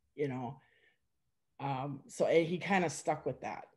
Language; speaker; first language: English; native; English